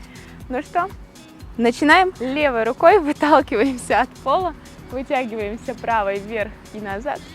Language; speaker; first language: Russian; native; Russian